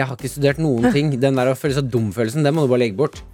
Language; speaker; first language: Norwegian; native; Norwegian